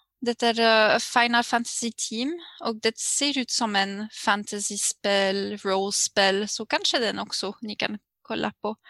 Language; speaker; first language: Swedish; non-native, learner; French